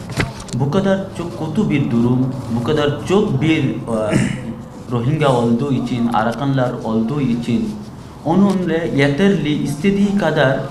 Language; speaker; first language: Turkish; non-native, learner; Bangla